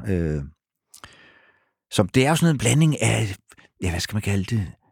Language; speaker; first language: Danish; native; Danish